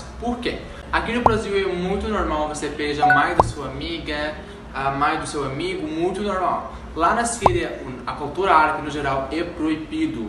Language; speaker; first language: Portuguese; non-native, fluent; Arabic